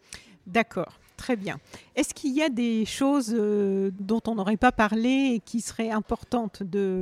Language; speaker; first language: French; native; French